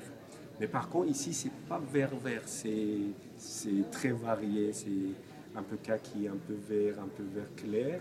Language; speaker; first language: French; non-native, fluent; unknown